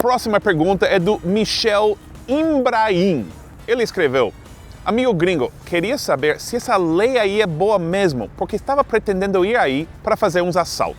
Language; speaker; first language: Portuguese; non-native, fluent; English